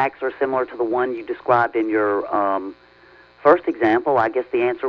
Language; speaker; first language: English; native; English